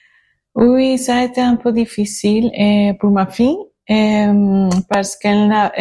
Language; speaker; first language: French; non-native, learner; Spanish